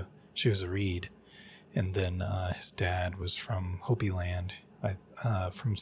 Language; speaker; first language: English; native; English